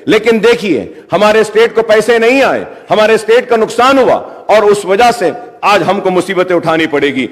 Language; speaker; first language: Urdu; native; Urdu